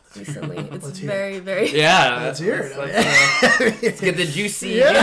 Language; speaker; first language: English; early bilingual, other home language; Japanese